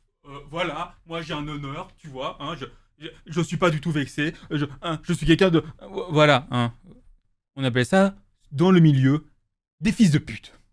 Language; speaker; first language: French; native; French